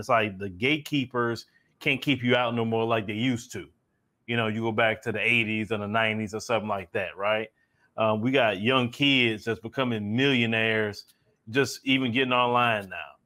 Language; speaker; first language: English; native; English